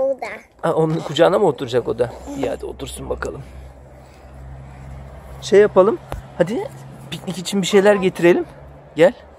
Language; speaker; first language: Turkish; native; Turkish